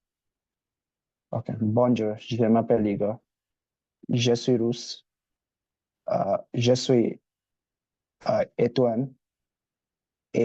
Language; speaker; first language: French; non-native, learner; Hindi